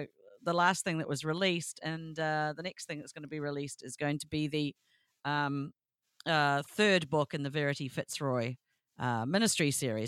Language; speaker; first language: English; native; English